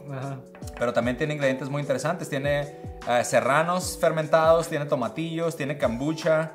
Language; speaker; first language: Spanish; native; Spanish